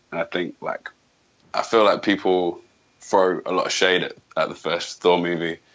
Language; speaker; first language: English; native; English